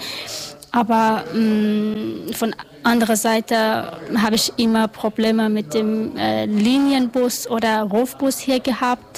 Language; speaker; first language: German; non-native, learner; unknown